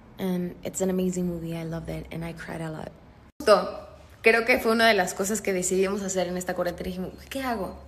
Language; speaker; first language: Spanish; native; Spanish